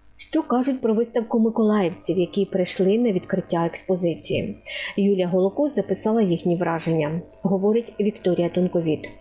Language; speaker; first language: Ukrainian; native; Ukrainian